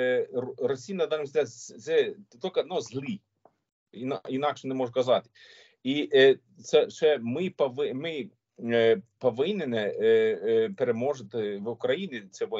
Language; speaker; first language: Ukrainian; non-native, learner; Swedish